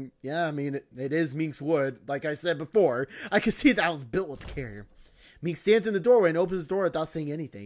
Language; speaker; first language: English; native; English